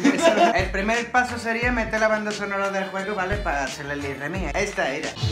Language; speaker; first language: Spanish; native; Spanish